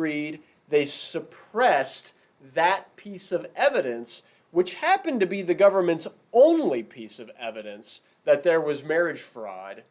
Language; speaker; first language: English; native; English